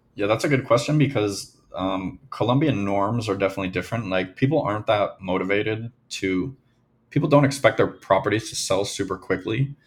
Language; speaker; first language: English; native; English